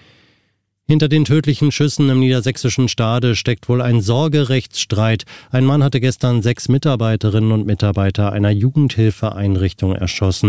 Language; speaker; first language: German; native; German